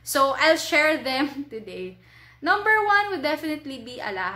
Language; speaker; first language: English; non-native, local second language; Filipino